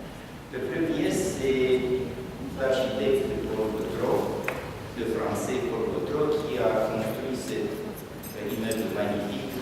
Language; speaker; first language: French; non-native, fluent; Romanian